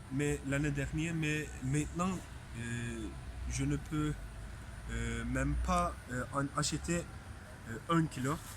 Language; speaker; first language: French; non-native, learner; Turkish